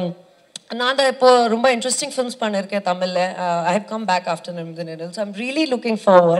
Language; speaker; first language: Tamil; non-native, learner; Kannada